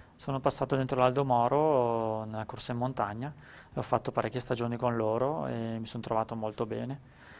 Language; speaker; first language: Italian; native; Italian